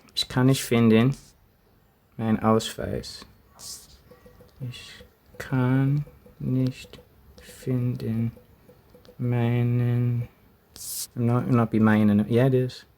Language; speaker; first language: German; non-native, learner; English